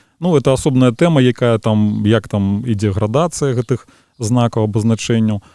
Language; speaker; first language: Belarusian; native; Belarusian